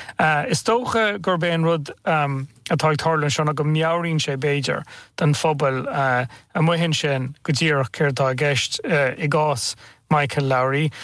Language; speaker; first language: Irish; native; Irish